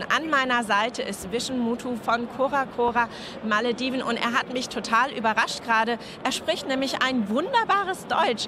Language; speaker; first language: German; native; German